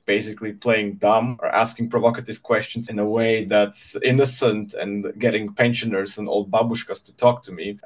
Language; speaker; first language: English; non-native, fluent; Czech